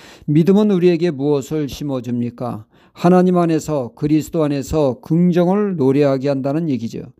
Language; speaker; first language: Korean; native; Korean